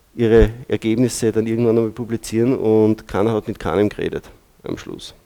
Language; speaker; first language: German; native; German